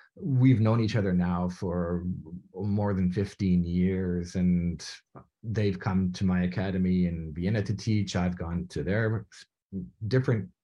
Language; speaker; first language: English; native; English